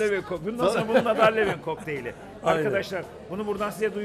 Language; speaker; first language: Turkish; native; Turkish